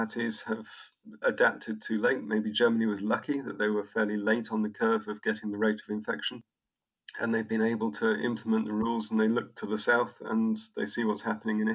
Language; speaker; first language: English; native; English